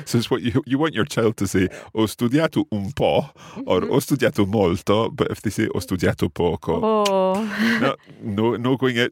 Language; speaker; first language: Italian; non-native, fluent; English